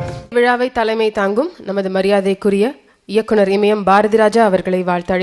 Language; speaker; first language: Tamil; native; Tamil